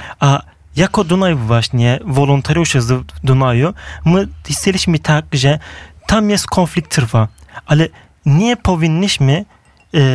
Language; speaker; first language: Polish; non-native, fluent; Turkish